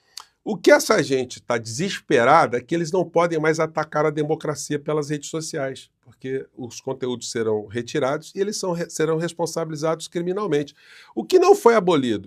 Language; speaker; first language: Portuguese; native; Portuguese